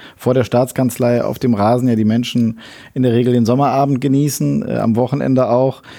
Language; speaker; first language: German; native; German